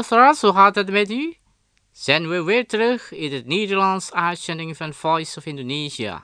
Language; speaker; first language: Dutch; non-native, fluent; Indonesian